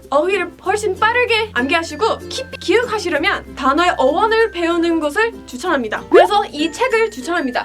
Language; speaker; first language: Korean; non-native, fluent; English